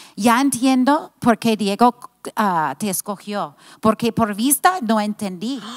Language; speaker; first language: Spanish; non-native, fluent; English